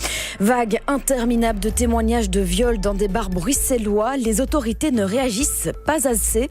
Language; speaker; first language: French; native; French